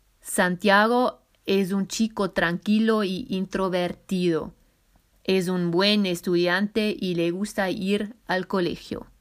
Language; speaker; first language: Spanish; non-native, fluent; German